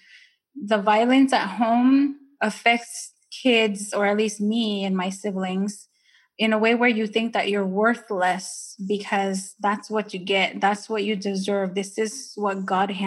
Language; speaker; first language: English; early bilingual, other home language; Spanish